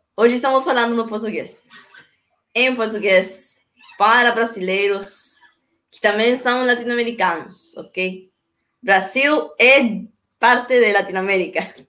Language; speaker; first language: Portuguese; non-native, learner; Spanish